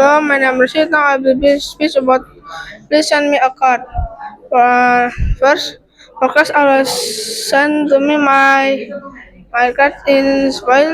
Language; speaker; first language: English; non-native, learner; Indonesian